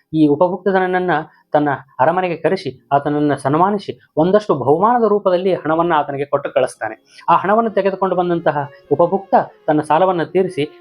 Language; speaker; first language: Kannada; native; Kannada